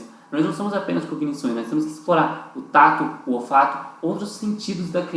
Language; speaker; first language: Portuguese; native; Portuguese